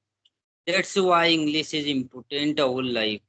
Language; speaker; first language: English; non-native, learner; Hindi